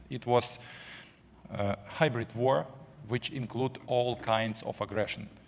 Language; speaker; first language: English; non-native, fluent; Ukrainian